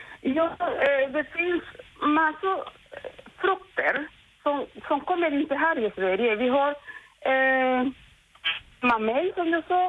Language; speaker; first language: Swedish; non-native, local second language; Spanish